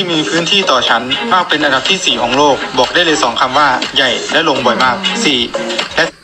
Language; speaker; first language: Thai; native; Thai